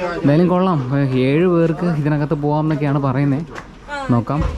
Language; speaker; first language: Malayalam; native; Malayalam